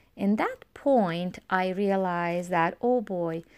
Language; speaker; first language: English; non-native, fluent; Romanian